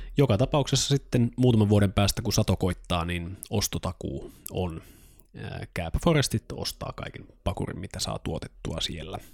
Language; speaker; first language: Finnish; native; Finnish